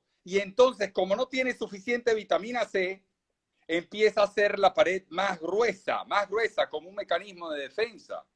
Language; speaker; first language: Spanish; native; Spanish